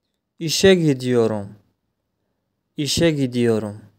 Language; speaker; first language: Turkish; non-native, fluent; Tajik